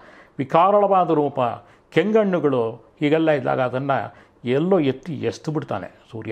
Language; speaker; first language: Kannada; native; Kannada